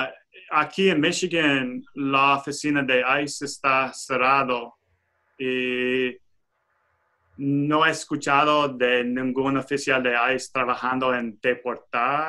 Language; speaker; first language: Spanish; non-native, fluent; English